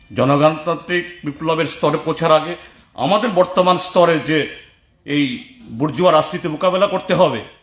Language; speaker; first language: Bangla; native; Bangla